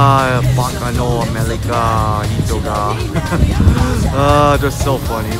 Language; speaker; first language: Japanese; non-native, learner; English